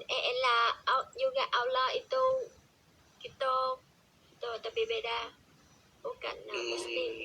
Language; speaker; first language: Indonesian; non-native, learner; Vietnamese